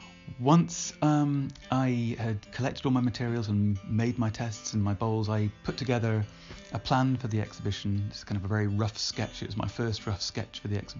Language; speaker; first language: English; native; English